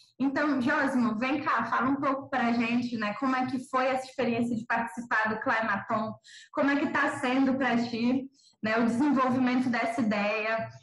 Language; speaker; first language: Portuguese; native; Portuguese